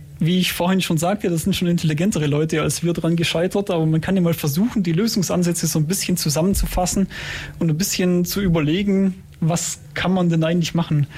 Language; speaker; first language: German; native; German